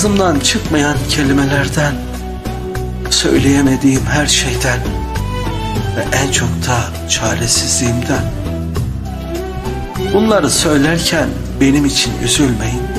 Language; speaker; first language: Turkish; native; Turkish